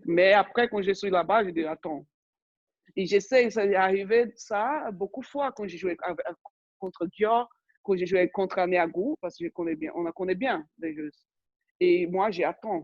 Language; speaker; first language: French; non-native, fluent; Portuguese